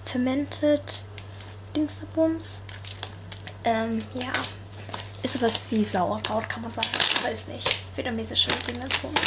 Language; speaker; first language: German; early bilingual, other home language; Vietnamese